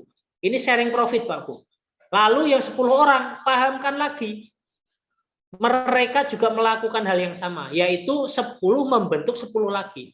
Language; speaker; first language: Indonesian; non-native, local second language; Javanese